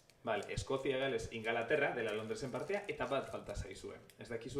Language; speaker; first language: Basque; non-native, local second language; Spanish